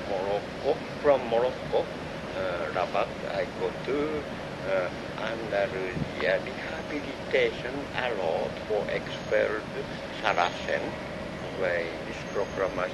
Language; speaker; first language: English; non-native, learner; Japanese